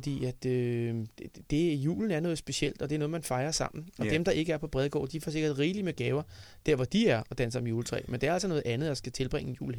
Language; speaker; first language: Danish; native; Danish